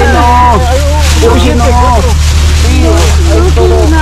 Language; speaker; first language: Spanish; non-native, learner; Filipino